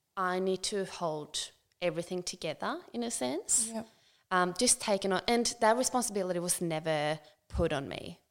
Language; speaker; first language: English; non-native, fluent; Swedish